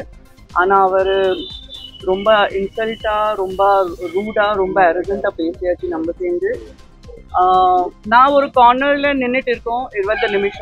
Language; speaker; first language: Tamil; non-native, fluent; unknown